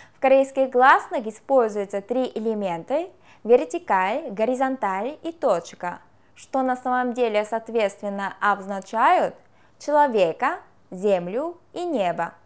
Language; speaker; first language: Russian; non-native, fluent; Korean